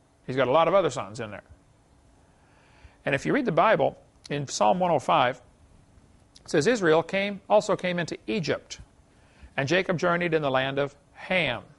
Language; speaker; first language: English; native; English